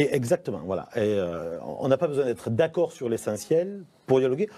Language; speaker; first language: French; native; French